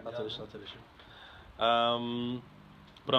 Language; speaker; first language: German; non-native, fluent; Portuguese